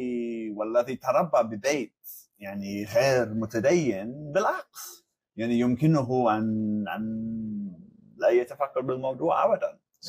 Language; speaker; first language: Arabic; non-native, fluent; English